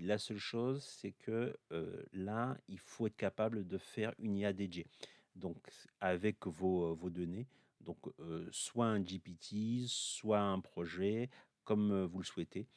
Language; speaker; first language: French; native; French